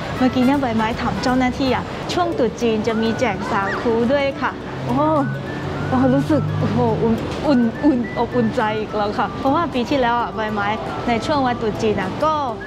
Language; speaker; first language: Thai; non-native, fluent; Chinese